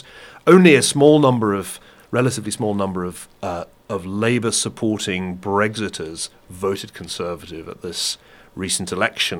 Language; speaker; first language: English; native; English